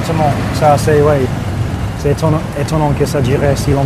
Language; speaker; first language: French; non-native, fluent; English